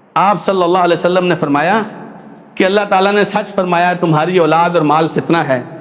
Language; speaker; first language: Urdu; non-native, local second language; Punjabi